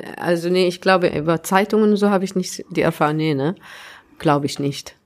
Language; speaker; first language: German; non-native, fluent; Arabic